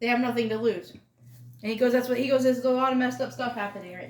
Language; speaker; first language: English; native; English